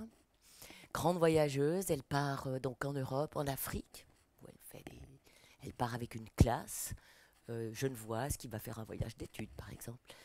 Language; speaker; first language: French; native; French